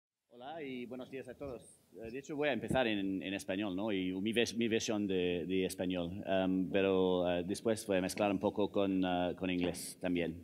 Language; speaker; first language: Spanish; non-native, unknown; English